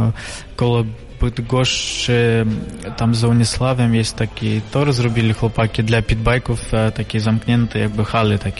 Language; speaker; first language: Polish; non-native, fluent; Russian